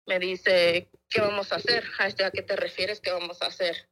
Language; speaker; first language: Spanish; early bilingual, heritage; Spanish